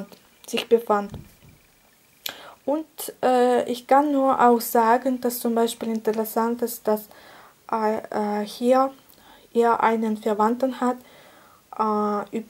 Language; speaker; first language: German; non-native, fluent; Russian